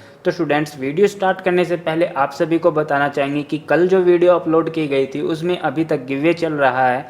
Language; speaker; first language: Hindi; native; Hindi